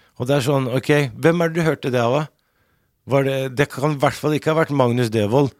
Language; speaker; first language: Norwegian; early bilingual, other home language; Arabic